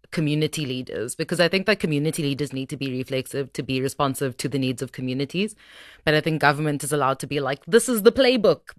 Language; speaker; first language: English; native; English